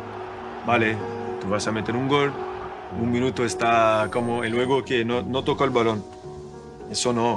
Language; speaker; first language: Spanish; non-native, learner; French